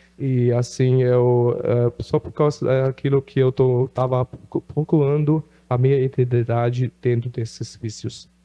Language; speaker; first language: Portuguese; non-native, local second language; German